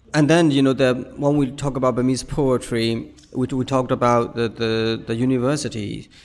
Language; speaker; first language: English; non-native, fluent; Burmese